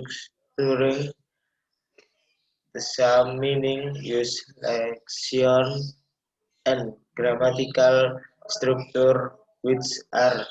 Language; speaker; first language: English; non-native, learner; Indonesian